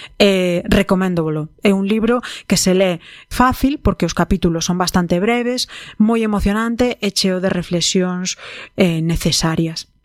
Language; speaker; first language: Galician; non-native, local second language; Spanish